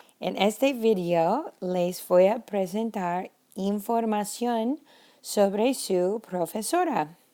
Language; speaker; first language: Spanish; non-native, fluent; English